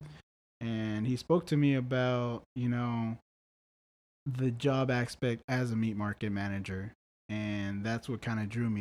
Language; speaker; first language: English; native; English